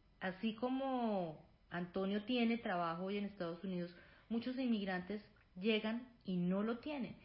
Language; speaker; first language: Spanish; native; Spanish